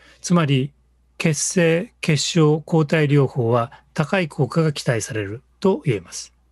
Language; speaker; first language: Japanese; native; Japanese